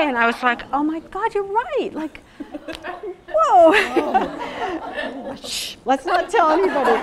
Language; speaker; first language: English; native; English